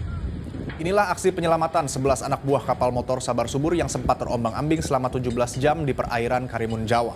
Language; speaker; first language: Indonesian; native; Indonesian